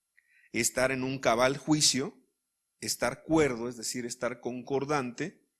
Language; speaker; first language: Spanish; native; Spanish